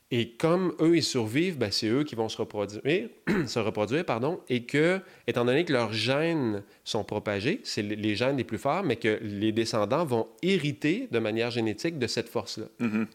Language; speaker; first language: French; native; French